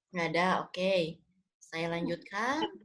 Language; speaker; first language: Indonesian; native; Indonesian